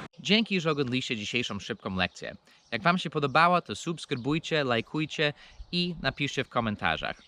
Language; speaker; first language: Polish; non-native, fluent; English